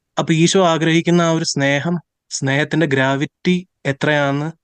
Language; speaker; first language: Malayalam; native; Malayalam